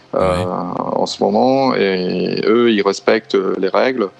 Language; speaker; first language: French; non-native, fluent; Portuguese